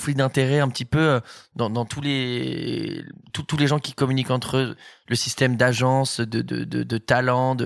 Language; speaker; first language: French; native; French